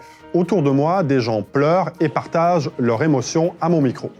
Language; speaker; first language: French; native; French